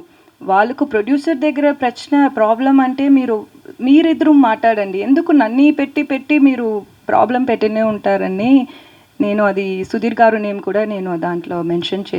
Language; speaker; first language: Telugu; non-native, learner; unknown